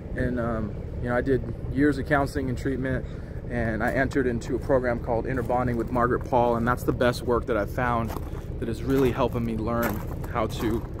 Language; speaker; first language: English; native; English